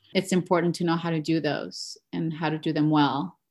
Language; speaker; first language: English; non-native, fluent; Spanish